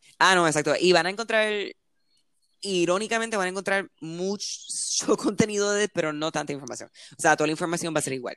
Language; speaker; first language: Spanish; early bilingual, heritage; Spanish